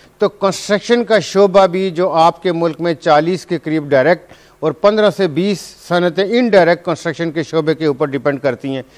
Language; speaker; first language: Urdu; non-native, local second language; Punjabi